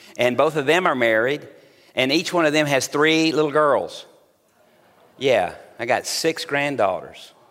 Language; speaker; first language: English; native; English